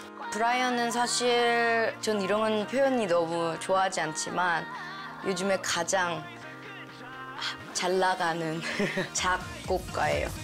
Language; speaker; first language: Korean; native; Korean